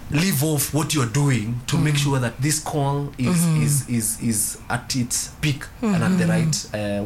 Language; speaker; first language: English; non-native, local second language; Kikuyu